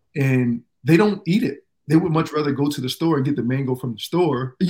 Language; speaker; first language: English; native; English